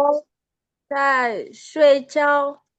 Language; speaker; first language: Chinese; non-native, learner; Indonesian